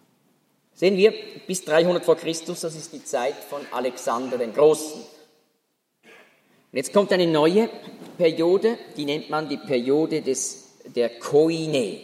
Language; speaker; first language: German; native; German